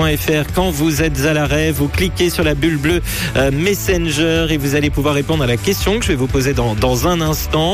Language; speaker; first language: French; native; French